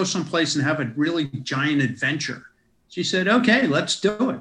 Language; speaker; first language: English; native; English